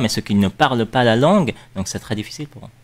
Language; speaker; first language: French; non-native, fluent; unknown